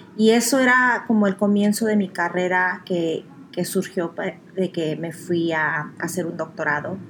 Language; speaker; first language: Spanish; early bilingual, heritage; Spanish